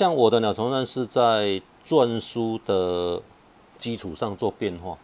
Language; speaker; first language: Chinese; non-native, local second language; Min Nan Chinese